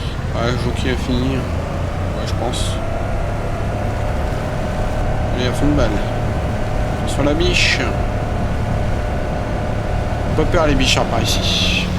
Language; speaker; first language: French; native; French